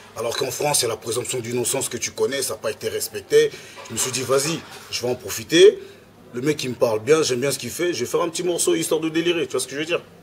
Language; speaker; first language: French; early bilingual, other home language; Lingala